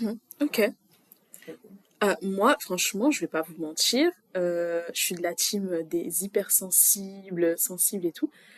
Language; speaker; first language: French; native; French